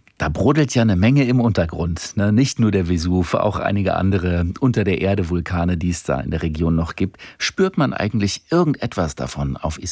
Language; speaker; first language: German; native; German